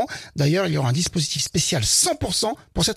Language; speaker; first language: French; native; French